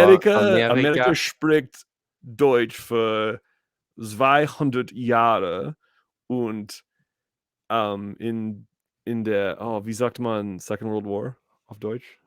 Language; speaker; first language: German; non-native, learner; English